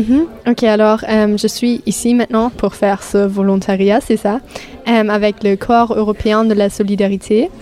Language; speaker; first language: French; non-native, fluent; German